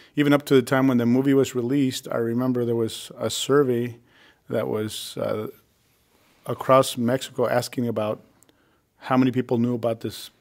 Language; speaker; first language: English; early bilingual, other home language; Spanish